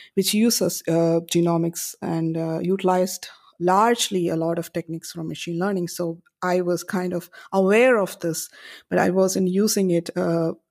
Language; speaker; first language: English; non-native, local second language; Malayalam